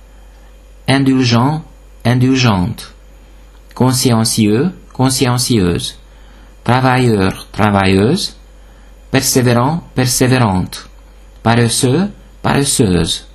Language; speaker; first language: French; non-native, fluent; Hungarian